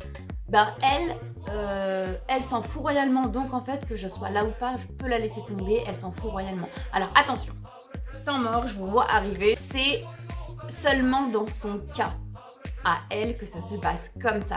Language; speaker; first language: French; native; French